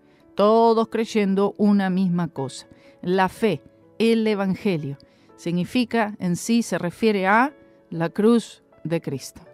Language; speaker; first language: Spanish; native; Spanish